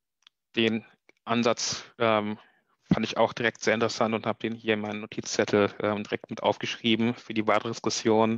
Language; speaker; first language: German; native; German